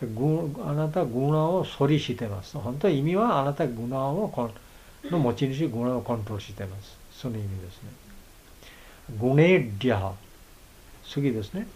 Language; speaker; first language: Japanese; non-native, learner; Bangla